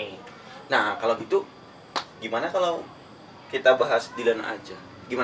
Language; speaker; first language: Indonesian; native; Indonesian